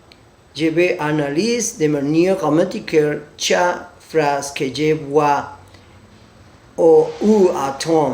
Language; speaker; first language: French; non-native, learner; Spanish